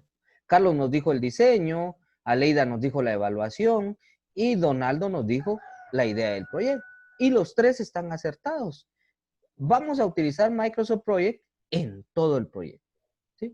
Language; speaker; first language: Spanish; native; Spanish